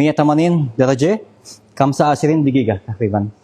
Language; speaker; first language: Arabic; non-native, learner; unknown